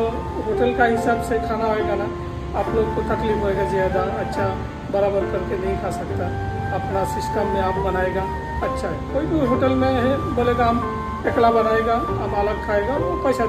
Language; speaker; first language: Hindi; non-native, fluent; Bangla